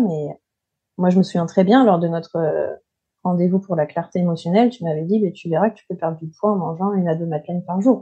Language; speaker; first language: French; native; French